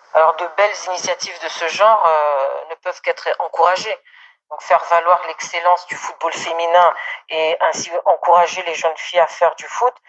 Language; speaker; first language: French; non-native, local second language; Comorian